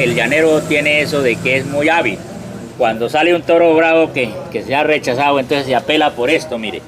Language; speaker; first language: Spanish; native; Spanish